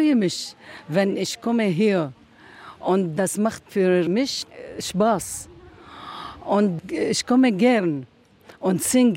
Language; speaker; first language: German; non-native, learner; Arabic